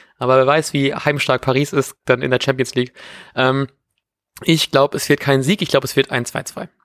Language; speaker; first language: German; native; German